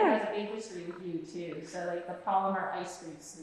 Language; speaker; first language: English; native; English